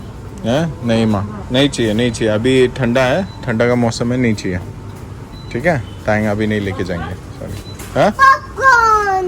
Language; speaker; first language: Hindi; non-native, local second language; Bodo